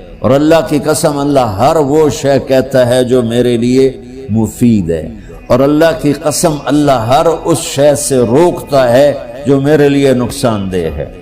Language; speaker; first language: Urdu; non-native, local second language; Punjabi